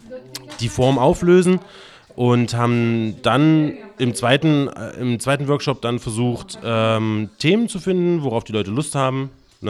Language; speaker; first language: German; native; German